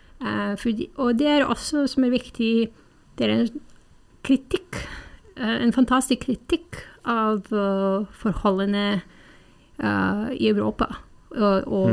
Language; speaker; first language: Norwegian; non-native, fluent; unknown